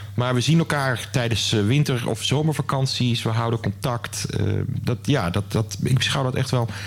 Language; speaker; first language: Dutch; native; Dutch